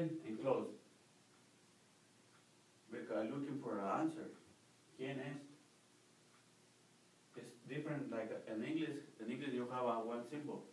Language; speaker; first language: English; non-native, learner; Spanish